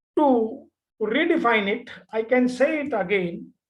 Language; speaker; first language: English; non-native, local second language; Hindi